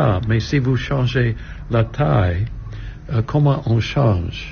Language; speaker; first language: French; non-native, learner; English